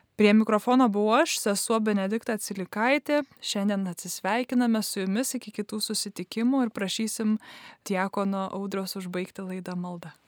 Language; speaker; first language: Lithuanian; native; Lithuanian